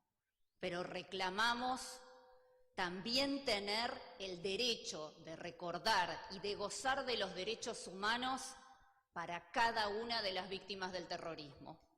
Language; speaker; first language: Spanish; native; Spanish